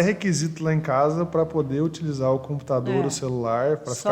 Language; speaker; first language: Portuguese; native; Portuguese